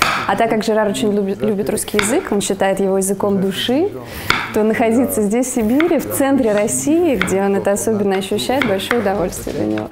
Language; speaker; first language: Russian; native; Russian